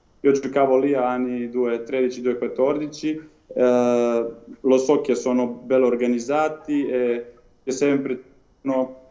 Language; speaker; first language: Italian; non-native, learner; Serbian